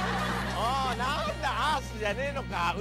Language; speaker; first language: Japanese; native; Japanese